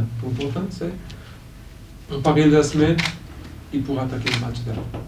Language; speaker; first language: French; non-native, fluent; Portuguese